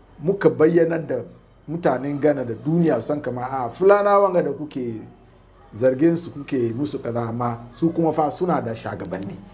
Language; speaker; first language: Hausa; non-native, local second language; Fula